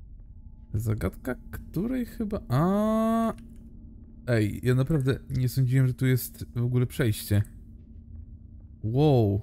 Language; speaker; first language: Polish; native; Polish